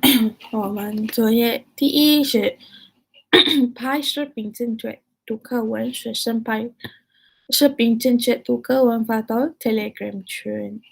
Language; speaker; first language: Chinese; non-native, fluent; Malay